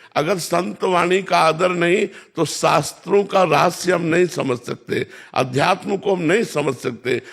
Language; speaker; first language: Hindi; native; Hindi